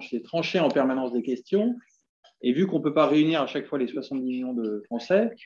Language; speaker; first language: French; native; French